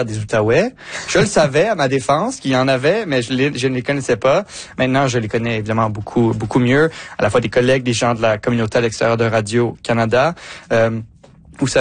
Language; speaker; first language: French; native; French